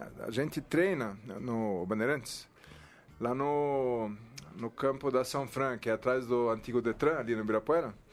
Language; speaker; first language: Portuguese; non-native, fluent; German